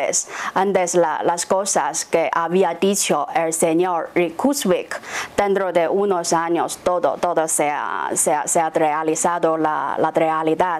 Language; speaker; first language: Spanish; non-native, fluent; Chinese